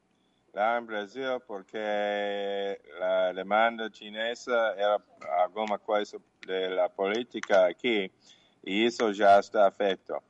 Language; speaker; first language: Portuguese; non-native, learner; English